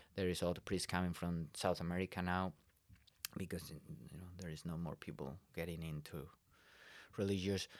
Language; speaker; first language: English; non-native, fluent; Spanish